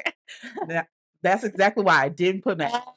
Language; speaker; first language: English; native; English